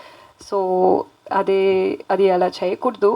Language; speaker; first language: Telugu; non-native, local second language; Tamil